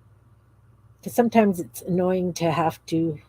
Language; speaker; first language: English; native; English